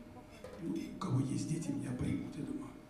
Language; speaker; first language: Russian; native; Russian